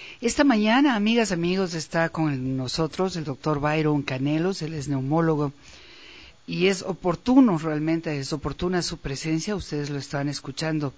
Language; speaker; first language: Spanish; native; Spanish